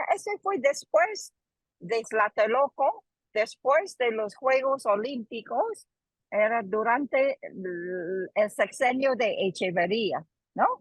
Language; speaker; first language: Spanish; non-native, fluent; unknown